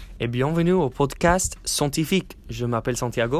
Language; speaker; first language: French; non-native, learner; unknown